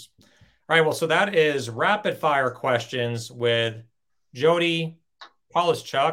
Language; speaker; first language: English; native; English